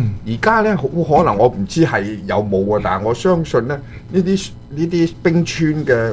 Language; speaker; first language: Chinese; native; Chinese